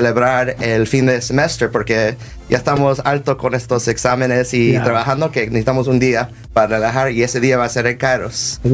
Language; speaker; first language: Spanish; early bilingual, heritage; Spanish